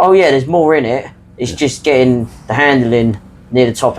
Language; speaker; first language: English; native; English